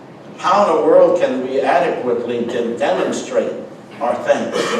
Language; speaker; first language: English; native; English